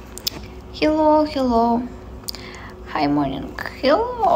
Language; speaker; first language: English; non-native, learner; Ukrainian